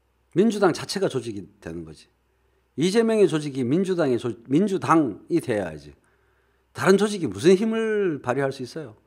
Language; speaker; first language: Korean; native; Korean